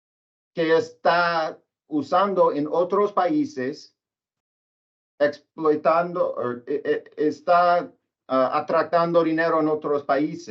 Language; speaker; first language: Spanish; non-native, learner; English